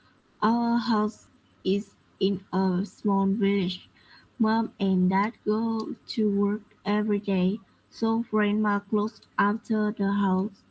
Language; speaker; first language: English; non-native, learner; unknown